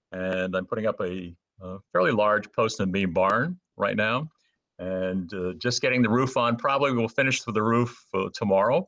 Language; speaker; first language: English; native; English